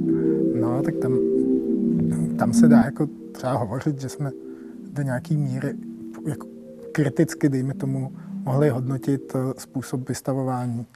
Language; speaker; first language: Czech; native; Czech